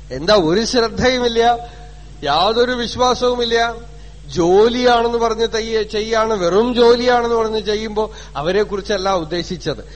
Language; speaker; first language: Malayalam; native; Malayalam